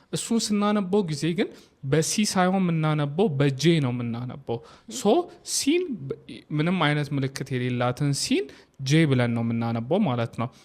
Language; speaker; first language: Amharic; non-native, local second language; Oromo